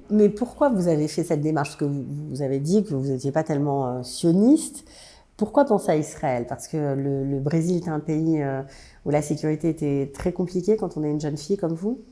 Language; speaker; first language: French; native; French